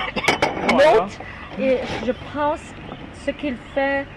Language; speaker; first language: French; non-native, learner; English